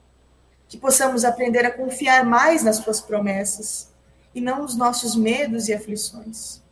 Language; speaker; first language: Portuguese; native; Portuguese